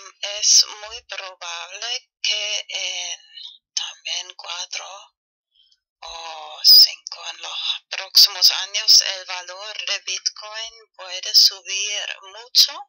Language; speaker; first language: Spanish; non-native, learner; German